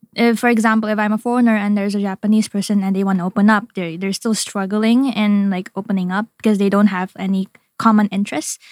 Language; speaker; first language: English; non-native, fluent; Indonesian